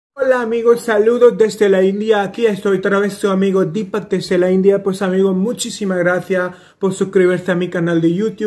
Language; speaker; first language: Spanish; non-native, fluent; Hindi